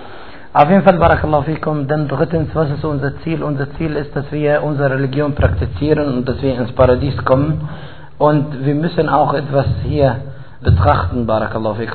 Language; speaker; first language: German; non-native, fluent; Arabic